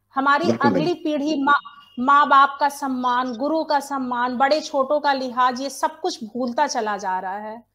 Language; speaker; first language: Hindi; native; Hindi